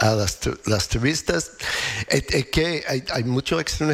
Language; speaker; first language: Spanish; non-native, fluent; English